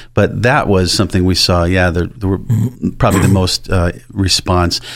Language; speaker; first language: English; native; English